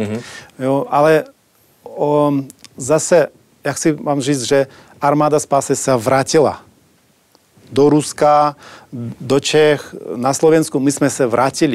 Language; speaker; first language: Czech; non-native, learner; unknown